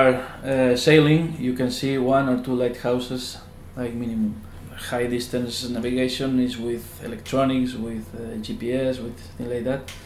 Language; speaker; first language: English; non-native, learner; Spanish